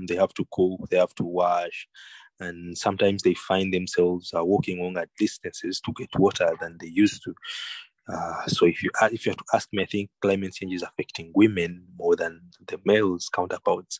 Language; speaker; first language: English; non-native, local second language; Ganda